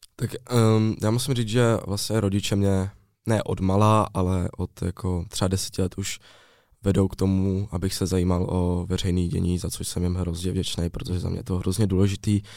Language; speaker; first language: Czech; native; Czech